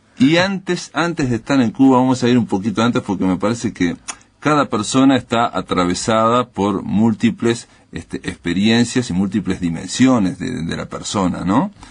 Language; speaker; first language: Spanish; native; Spanish